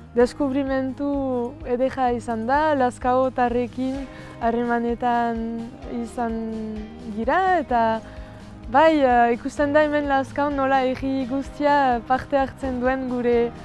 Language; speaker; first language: Basque; non-native, local second language; French